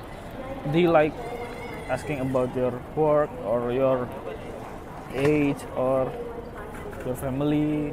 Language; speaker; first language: English; non-native, learner; Korean